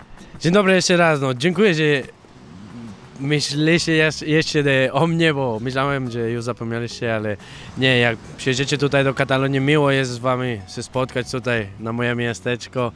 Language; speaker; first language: Polish; non-native, fluent; Catalan